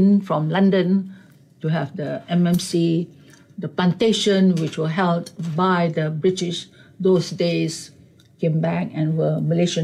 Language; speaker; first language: English; non-native, local second language; Malay